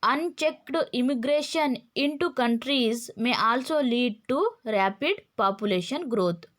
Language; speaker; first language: English; non-native, local second language; Kannada